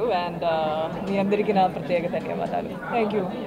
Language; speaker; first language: Telugu; non-native, learner; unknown